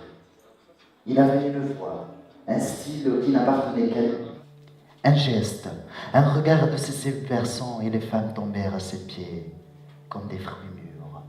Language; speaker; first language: French; non-native, local second language; Arabic